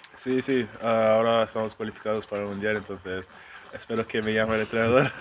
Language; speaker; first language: Spanish; non-native, fluent; English